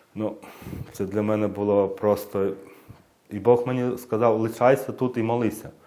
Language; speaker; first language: Ukrainian; native; Ukrainian